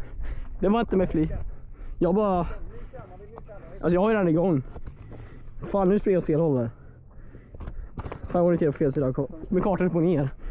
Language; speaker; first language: Swedish; native; Swedish